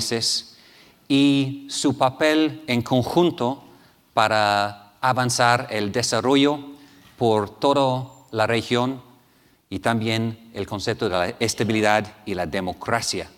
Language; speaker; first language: Spanish; non-native, fluent; English